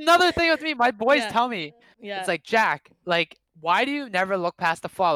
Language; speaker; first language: English; non-native, fluent; Cantonese